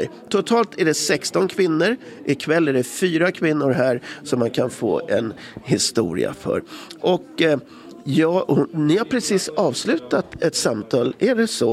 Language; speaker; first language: Swedish; native; Swedish